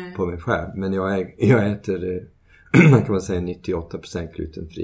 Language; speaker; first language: Swedish; early bilingual, heritage; Swedish